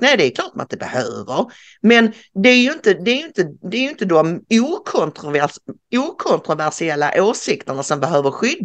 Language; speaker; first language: Swedish; native; Swedish